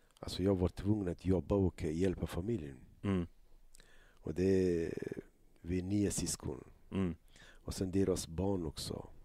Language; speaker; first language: Swedish; non-native, learner; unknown